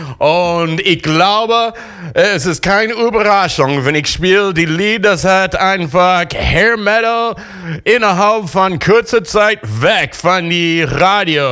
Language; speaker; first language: German; non-native, fluent; English